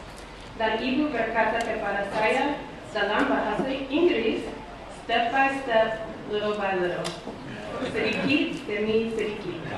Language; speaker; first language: Indonesian; non-native, learner; English